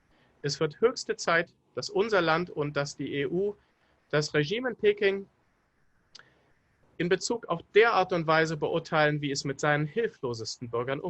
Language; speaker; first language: German; native; German